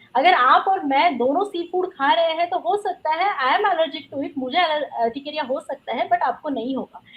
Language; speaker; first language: Hindi; non-native, local second language; Marathi